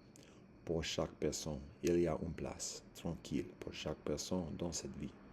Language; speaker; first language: French; non-native, learner; English